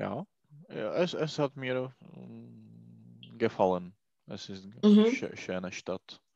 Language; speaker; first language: German; non-native, learner; Czech